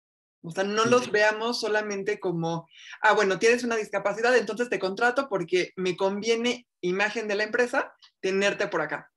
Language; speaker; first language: Spanish; native; Spanish